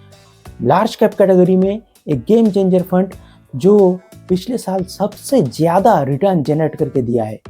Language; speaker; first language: Hindi; non-native, local second language; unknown